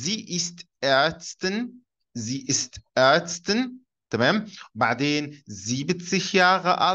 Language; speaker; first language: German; non-native, fluent; Arabic